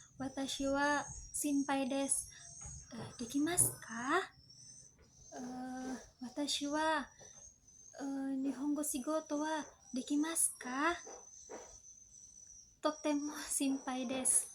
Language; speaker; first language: Japanese; non-native, learner; Indonesian